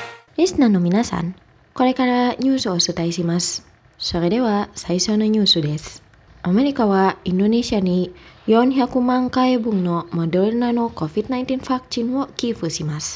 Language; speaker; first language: Japanese; non-native, fluent; Indonesian